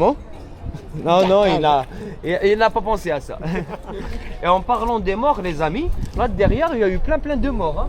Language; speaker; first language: French; non-native, local second language; Arabic